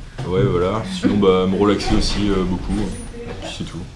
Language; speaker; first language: French; native; French